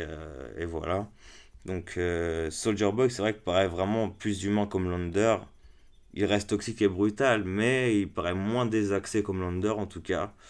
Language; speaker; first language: French; native; French